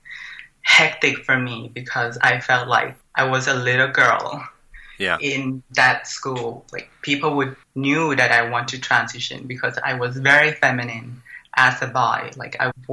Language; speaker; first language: English; non-native, fluent; Thai